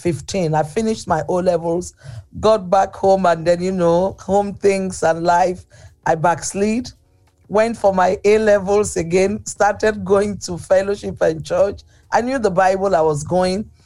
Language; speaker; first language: English; non-native, local second language; Igbo